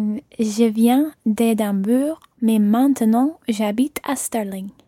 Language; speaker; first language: French; non-native, learner; English